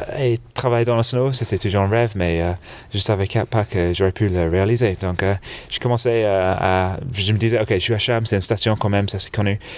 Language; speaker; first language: French; non-native, fluent; English